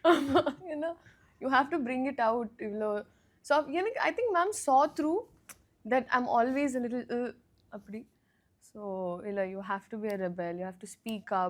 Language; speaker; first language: Tamil; non-native, learner; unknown